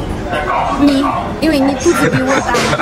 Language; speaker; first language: Chinese; non-native, learner; Ukrainian